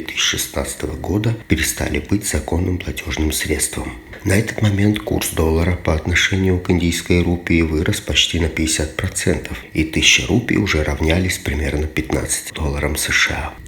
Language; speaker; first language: Russian; native; Russian